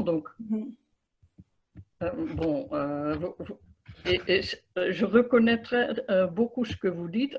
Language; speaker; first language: French; non-native, fluent; Dutch